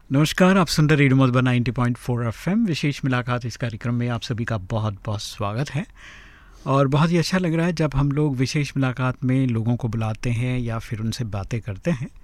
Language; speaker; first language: Hindi; native; Hindi